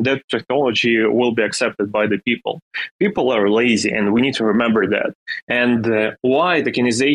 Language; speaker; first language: English; non-native, fluent; Ukrainian